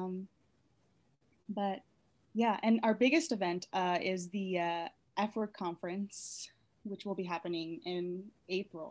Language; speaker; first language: English; native; English